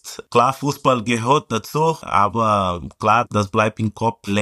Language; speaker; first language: German; non-native, fluent; Portuguese